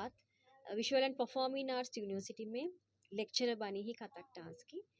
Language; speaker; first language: Hindi; non-native, fluent; Sinhala